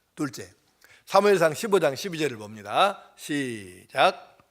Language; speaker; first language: Korean; native; Korean